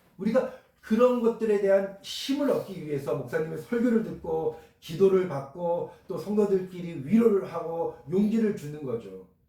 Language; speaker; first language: Korean; native; Korean